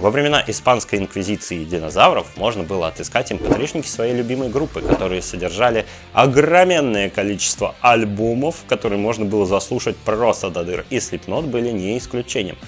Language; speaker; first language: Russian; native; Russian